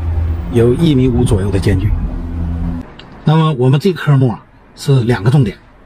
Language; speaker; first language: Chinese; native; Chinese